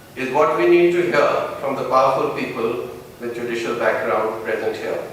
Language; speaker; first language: English; non-native, local second language; Punjabi